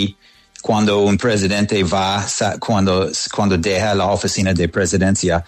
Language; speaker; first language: Spanish; non-native, fluent; English